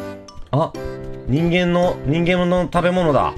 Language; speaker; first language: Japanese; native; Japanese